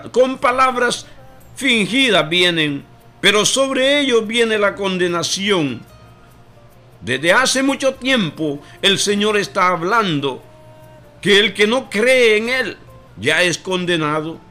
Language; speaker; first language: Spanish; native; Spanish